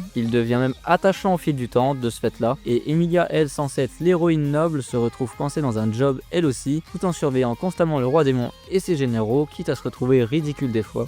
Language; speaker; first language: French; native; French